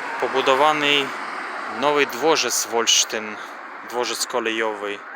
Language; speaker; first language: Polish; non-native, fluent; Ukrainian